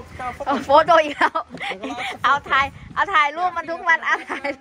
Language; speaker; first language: Dutch; non-native, learner; Thai